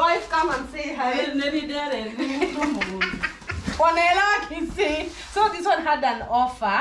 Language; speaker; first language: English; non-native, local second language; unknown